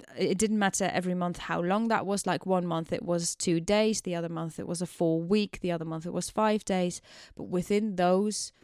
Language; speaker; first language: English; non-native, fluent; Dutch